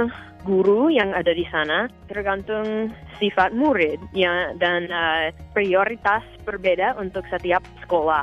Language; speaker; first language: Indonesian; non-native, fluent; English